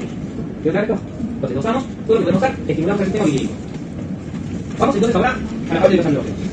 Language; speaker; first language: Spanish; native; Spanish